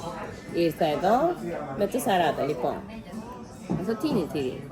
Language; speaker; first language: Greek; non-native, learner; Japanese